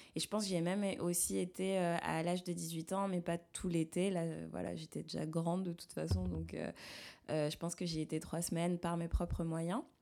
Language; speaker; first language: French; native; French